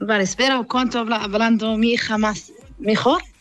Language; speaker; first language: Spanish; non-native, learner; Arabic